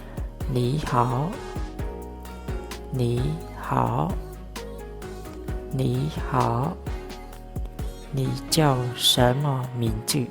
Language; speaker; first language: Chinese; non-native, fluent; Khmer